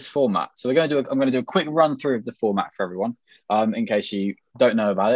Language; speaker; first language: English; native; English